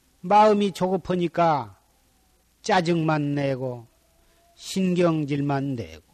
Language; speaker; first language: Korean; native; Korean